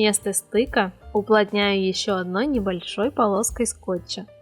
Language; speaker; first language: Russian; native; Russian